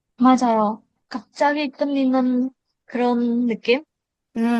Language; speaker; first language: Korean; non-native, learner; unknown